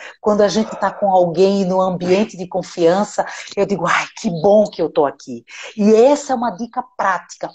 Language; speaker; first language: Portuguese; native; Portuguese